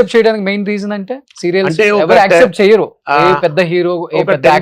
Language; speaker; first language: Telugu; native; Telugu